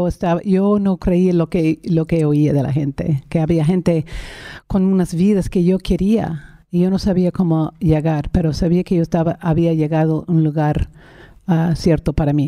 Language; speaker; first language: Spanish; non-native, fluent; English